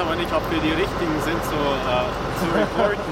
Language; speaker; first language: German; early bilingual, other home language; Russian